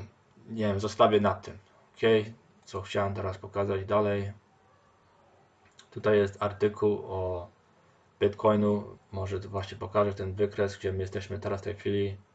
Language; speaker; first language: Polish; early bilingual, heritage; Polish